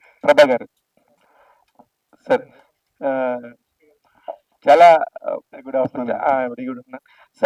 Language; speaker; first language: Telugu; native; Telugu